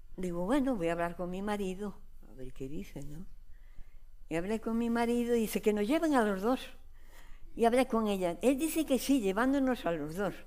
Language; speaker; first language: Spanish; non-native, local second language; Galician